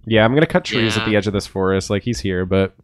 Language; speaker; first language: English; native; English